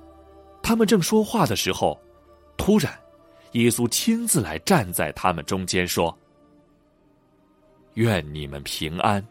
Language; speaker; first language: Chinese; native; Chinese